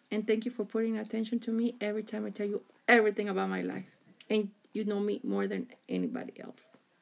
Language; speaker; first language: English; early bilingual, other home language; Spanish